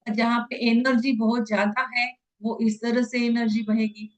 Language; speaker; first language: Hindi; non-native, local second language; Marathi